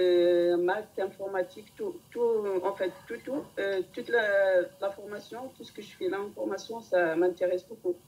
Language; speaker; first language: French; non-native, learner; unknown